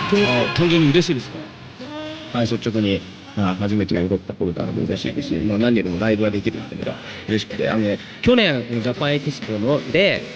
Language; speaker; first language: Japanese; native; Japanese